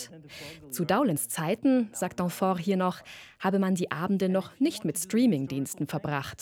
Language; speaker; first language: German; native; German